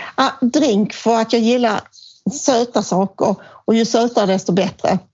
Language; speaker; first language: Swedish; native; Swedish